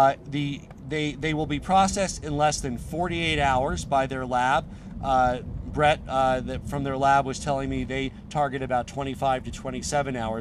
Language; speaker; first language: English; native; English